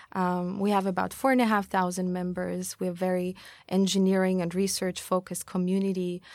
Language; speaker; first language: English; non-native, fluent; German